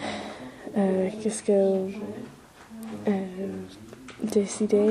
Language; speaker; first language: French; non-native, learner; English